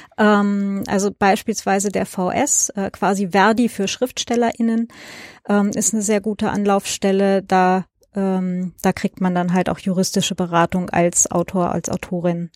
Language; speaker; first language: German; native; German